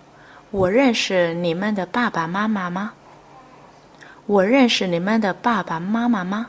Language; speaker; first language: Chinese; non-native, fluent; Vietnamese